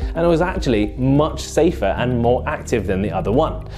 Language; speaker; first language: English; native; English